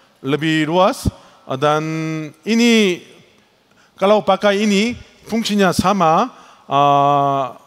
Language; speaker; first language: Indonesian; non-native, learner; Korean